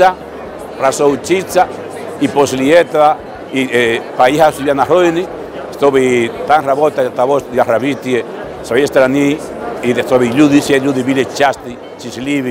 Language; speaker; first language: Russian; non-native, fluent; Spanish